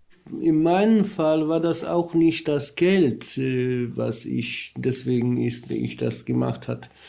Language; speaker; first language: German; non-native, learner; Polish